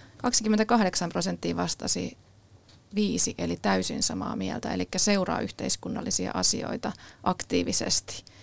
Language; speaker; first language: Finnish; native; Finnish